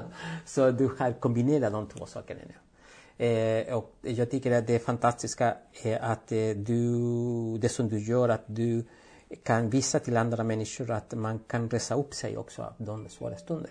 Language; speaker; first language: Swedish; non-native, fluent; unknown